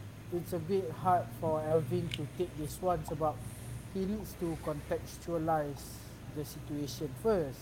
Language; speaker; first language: English; non-native, local second language; Malay